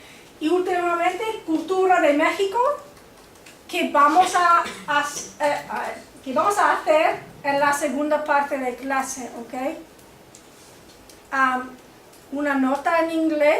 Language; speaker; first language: Spanish; non-native, fluent; English